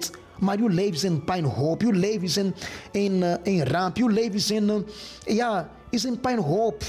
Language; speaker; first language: Dutch; non-native, fluent; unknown